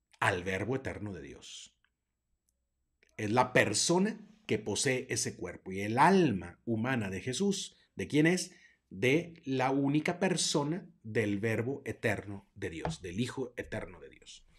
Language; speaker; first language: Spanish; native; Spanish